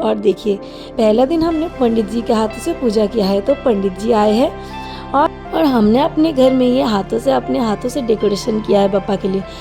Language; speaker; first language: Hindi; non-native, local second language; Bangla